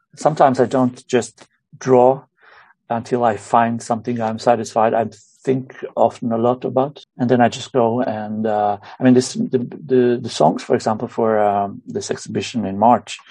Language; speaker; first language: English; non-native, fluent; Romanian